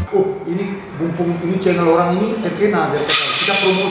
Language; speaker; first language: Indonesian; native; Indonesian